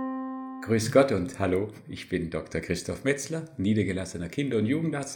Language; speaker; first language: German; native; German